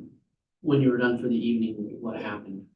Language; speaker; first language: English; native; English